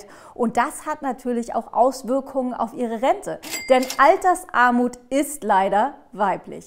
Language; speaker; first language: German; native; German